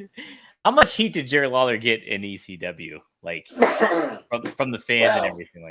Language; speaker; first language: English; native; English